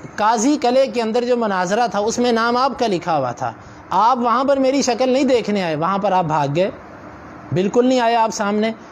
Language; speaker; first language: Urdu; non-native, local second language; Punjabi